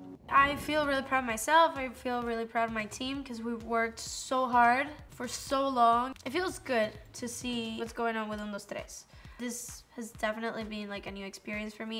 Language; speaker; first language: English; non-native, fluent; Spanish